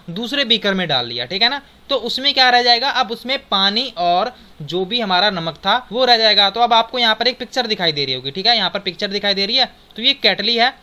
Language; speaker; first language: Hindi; native; Hindi